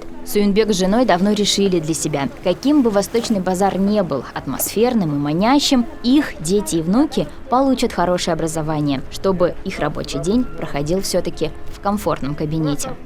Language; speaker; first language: Russian; native; Russian